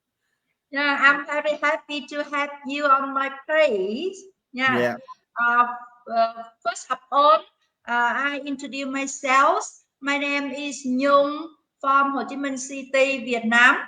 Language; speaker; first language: English; non-native, learner; Vietnamese